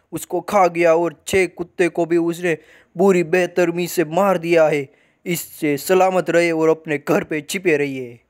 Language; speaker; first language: Hindi; non-native, local second language; Gujarati